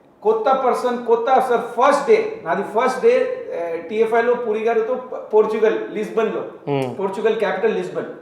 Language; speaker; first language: Telugu; non-native, local second language; Hindi